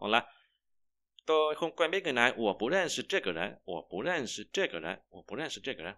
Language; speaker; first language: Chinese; non-native, fluent; Vietnamese